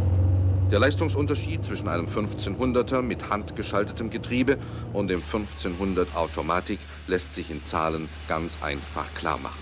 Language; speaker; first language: German; native; German